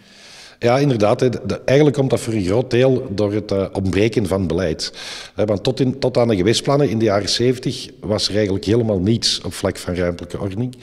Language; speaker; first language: Dutch; native; Dutch